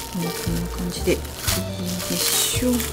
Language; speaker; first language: Japanese; native; Japanese